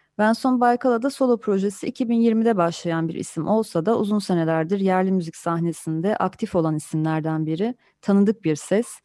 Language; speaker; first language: Turkish; native; Turkish